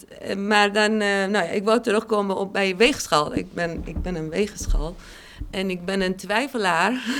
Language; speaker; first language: Dutch; non-native, fluent; Persian